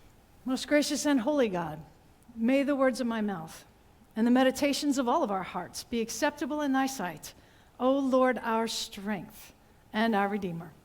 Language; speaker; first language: English; native; English